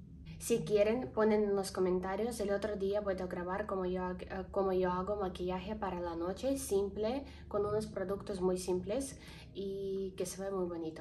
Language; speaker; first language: Spanish; non-native, learner; Ukrainian